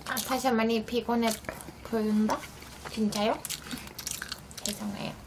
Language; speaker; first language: Korean; non-native, learner; Turkish